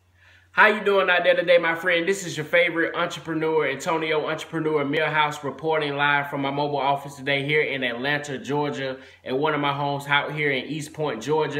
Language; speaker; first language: English; native; English